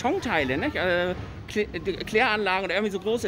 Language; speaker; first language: German; native; German